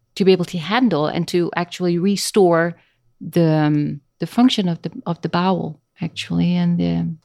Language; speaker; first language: English; non-native, fluent; Dutch